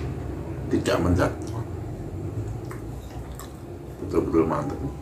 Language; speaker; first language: Indonesian; native; Indonesian